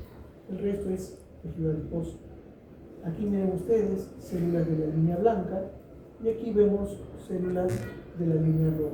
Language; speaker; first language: Spanish; native; Spanish